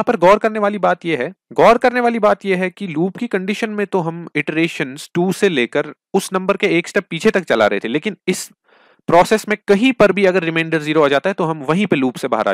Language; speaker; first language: Hindi; non-native, local second language; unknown